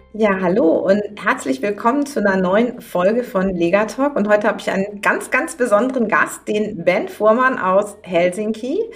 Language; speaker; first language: German; native; German